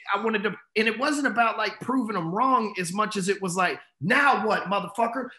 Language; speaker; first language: English; native; English